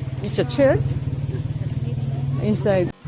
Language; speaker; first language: English; non-native, learner; Korean